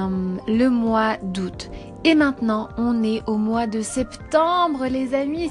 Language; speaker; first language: French; non-native, fluent; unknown